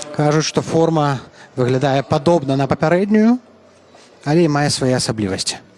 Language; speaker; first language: Belarusian; native; Belarusian